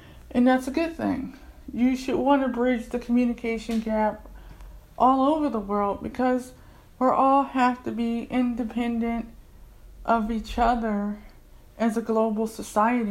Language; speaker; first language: English; native; English